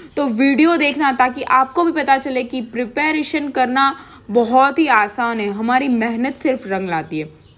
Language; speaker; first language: Hindi; non-native, local second language; Gujarati